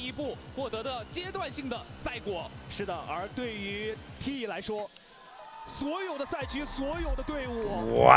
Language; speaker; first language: Chinese; native; Chinese